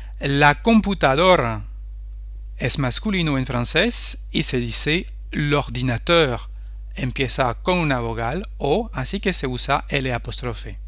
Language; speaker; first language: Spanish; non-native, fluent; French